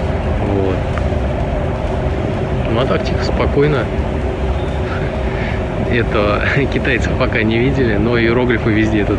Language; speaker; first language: Russian; native; Russian